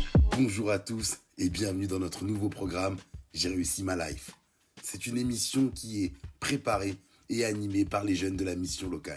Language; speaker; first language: French; native; French